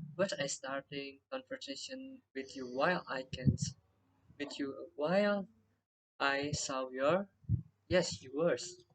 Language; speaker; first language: English; non-native, learner; Indonesian